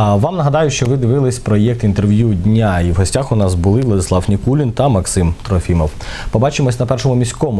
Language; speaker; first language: Ukrainian; native; Ukrainian